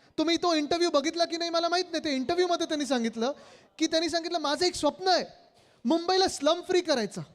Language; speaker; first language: Marathi; native; Marathi